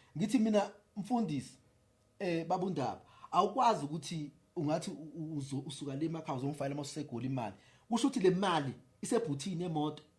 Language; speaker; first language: Zulu; native; Zulu